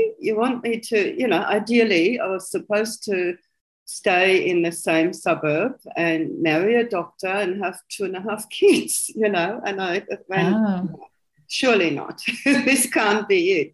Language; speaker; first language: English; non-native, fluent; German